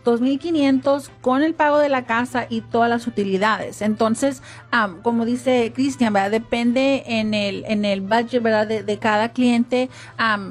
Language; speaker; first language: Spanish; early bilingual, heritage; Spanish